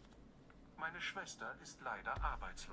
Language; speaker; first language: German; non-native, learner; English